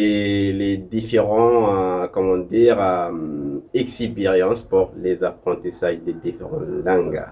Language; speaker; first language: French; non-native, local second language; Arabic